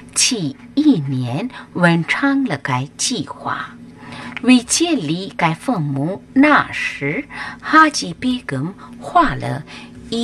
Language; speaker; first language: Chinese; non-native, fluent; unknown